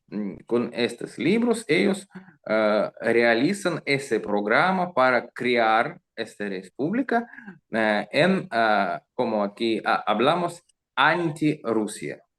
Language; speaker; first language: Spanish; non-native, learner; Russian